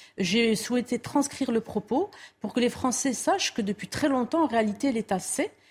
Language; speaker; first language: French; non-native, local second language; Arabic